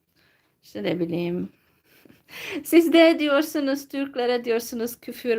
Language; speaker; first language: Turkish; non-native, fluent; Hungarian